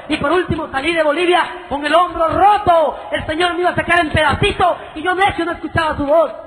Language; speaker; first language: Spanish; native; Spanish